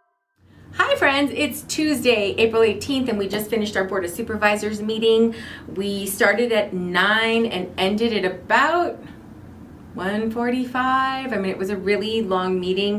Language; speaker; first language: English; native; English